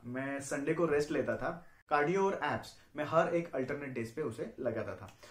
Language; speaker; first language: Hindi; non-native, local second language; Marathi